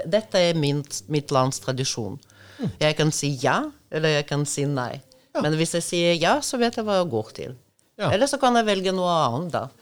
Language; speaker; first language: Norwegian; non-native, fluent; Russian